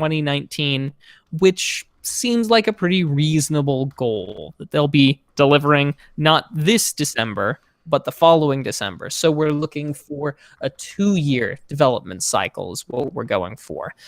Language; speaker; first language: English; native; English